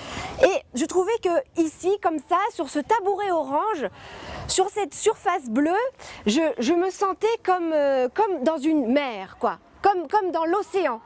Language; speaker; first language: French; native; French